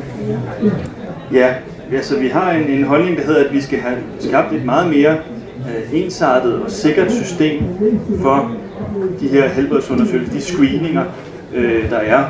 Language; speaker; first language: Danish; native; Danish